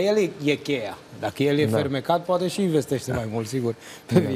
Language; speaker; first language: Romanian; native; Romanian